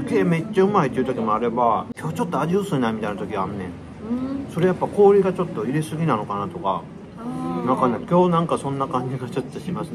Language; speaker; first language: Japanese; native; Japanese